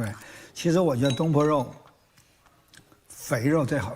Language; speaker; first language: Chinese; native; Chinese